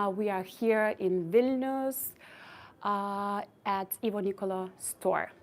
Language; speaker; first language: English; non-native, fluent; Lithuanian